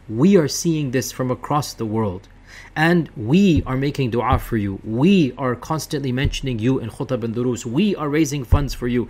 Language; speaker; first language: English; early bilingual, other home language; Urdu